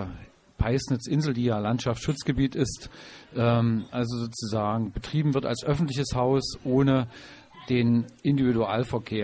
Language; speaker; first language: German; native; German